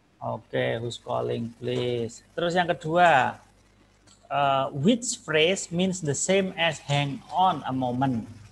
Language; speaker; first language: English; non-native, fluent; Indonesian